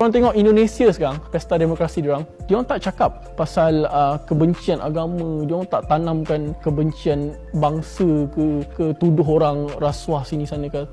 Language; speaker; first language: Malay; native; Malay